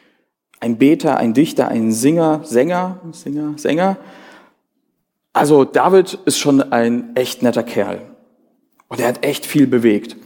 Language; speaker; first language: German; native; German